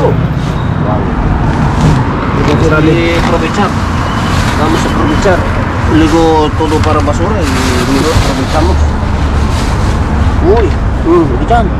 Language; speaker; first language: Spanish; non-native, learner; Filipino